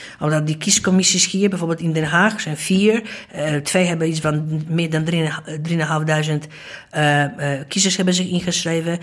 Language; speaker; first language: Dutch; non-native, fluent; Polish